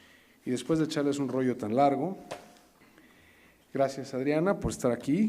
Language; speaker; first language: Spanish; native; Spanish